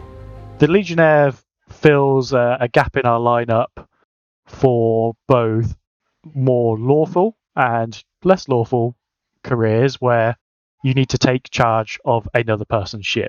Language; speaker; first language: English; native; English